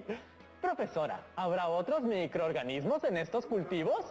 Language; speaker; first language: Spanish; native; Spanish